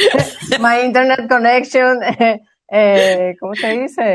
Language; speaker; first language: English; non-native, fluent; Spanish